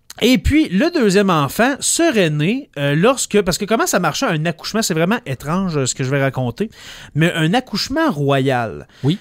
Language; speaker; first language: French; native; French